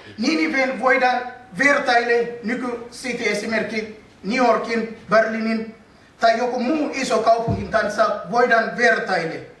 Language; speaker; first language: Finnish; non-native, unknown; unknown